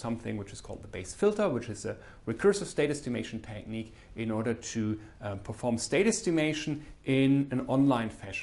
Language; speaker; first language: English; non-native, fluent; German